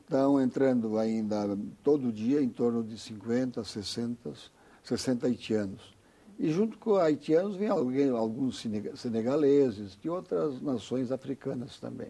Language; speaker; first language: Portuguese; native; Portuguese